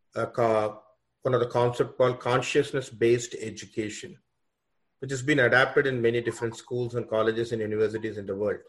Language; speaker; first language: English; non-native, local second language; Tamil